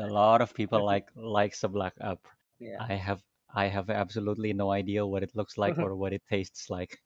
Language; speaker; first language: English; non-native, fluent; Indonesian